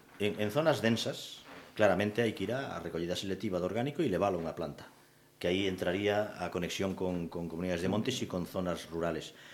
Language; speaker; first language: Galician; native; Galician